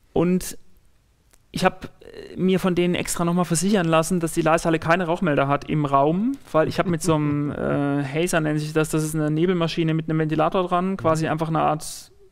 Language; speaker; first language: German; native; German